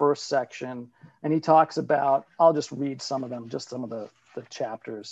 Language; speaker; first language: English; early bilingual, other home language; Italian